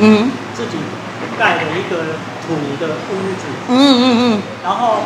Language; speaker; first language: Chinese; native; Chinese